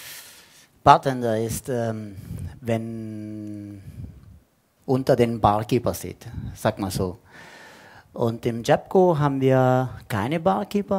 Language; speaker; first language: German; non-native, fluent; Italian